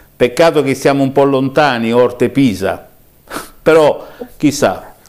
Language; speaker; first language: Italian; native; Italian